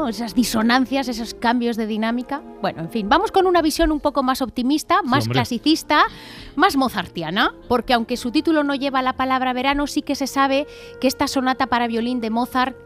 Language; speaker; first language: Spanish; native; Spanish